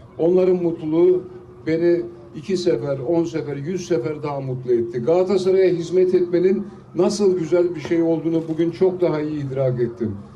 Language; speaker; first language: Turkish; native; Turkish